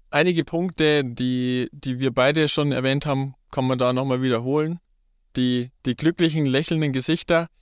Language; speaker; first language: German; native; German